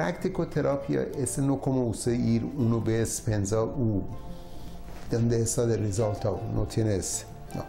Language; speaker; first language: Spanish; non-native, learner; Persian